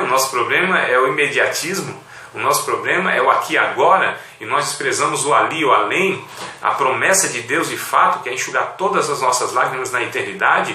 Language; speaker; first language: Portuguese; native; Portuguese